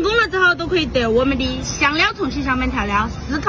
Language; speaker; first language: Chinese; native; Chinese